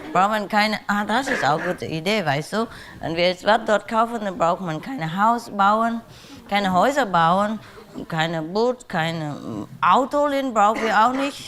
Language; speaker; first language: German; non-native, learner; Vietnamese